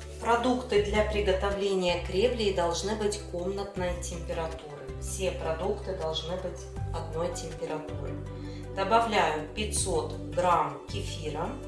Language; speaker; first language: Russian; native; Russian